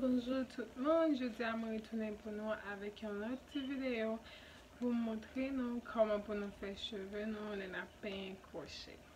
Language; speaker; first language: French; non-native, local second language; Haitian Creole